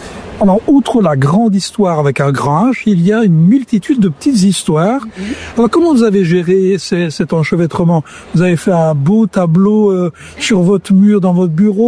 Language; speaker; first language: French; native; French